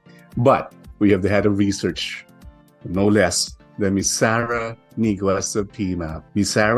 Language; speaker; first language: English; non-native, local second language; Filipino